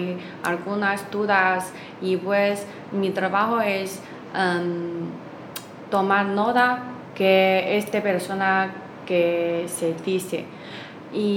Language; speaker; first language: Spanish; non-native, learner; Chinese